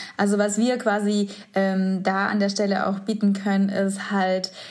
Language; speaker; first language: German; native; German